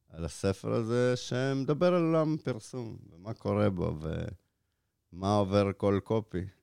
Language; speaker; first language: Hebrew; early bilingual, other home language; Russian